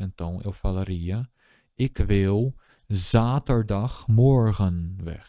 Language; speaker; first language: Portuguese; non-native, fluent; Dutch